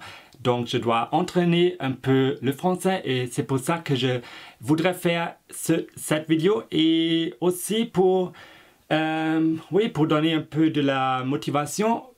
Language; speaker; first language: French; non-native, fluent; German